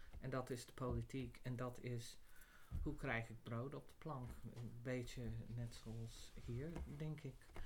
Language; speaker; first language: Dutch; non-native, fluent; English